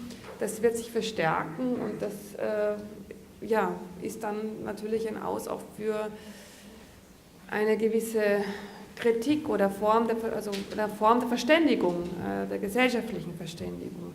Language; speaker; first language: German; native; German